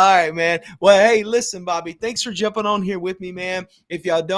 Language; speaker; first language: English; native; English